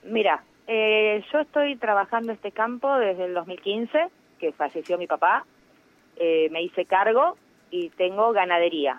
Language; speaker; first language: Spanish; native; Spanish